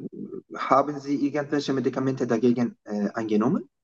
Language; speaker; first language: German; non-native, fluent; Turkish